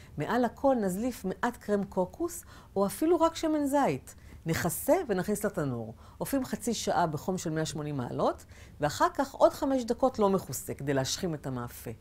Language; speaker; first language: Hebrew; native; Hebrew